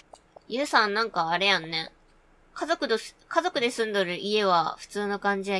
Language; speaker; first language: Japanese; native; Japanese